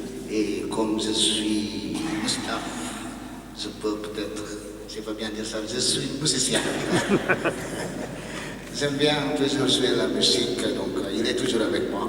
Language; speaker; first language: French; non-native, learner; Indonesian